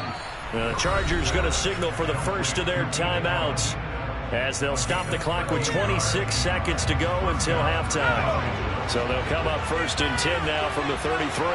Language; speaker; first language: English; native; English